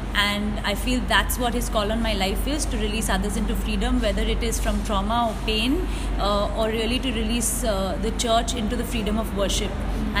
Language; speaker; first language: English; non-native, local second language; Bangla